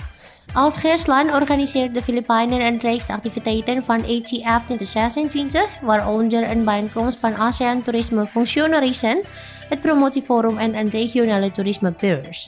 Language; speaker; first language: Dutch; non-native, fluent; Indonesian